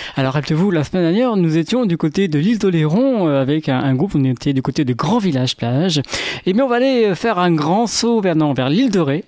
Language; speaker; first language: French; native; French